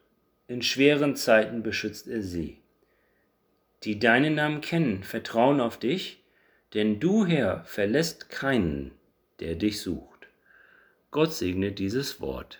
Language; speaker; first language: German; native; German